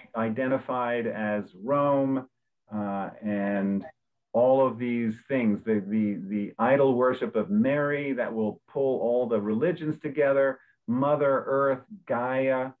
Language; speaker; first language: English; native; English